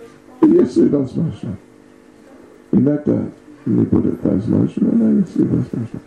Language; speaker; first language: Russian; non-native, learner; English